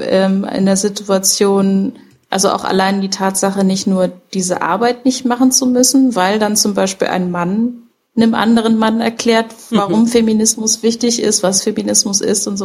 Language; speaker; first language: German; native; German